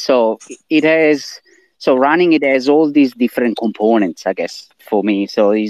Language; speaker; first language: English; non-native, fluent; Italian